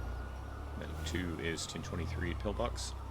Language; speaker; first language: English; native; English